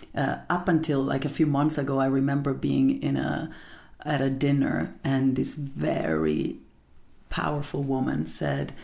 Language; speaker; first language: English; non-native, fluent; Italian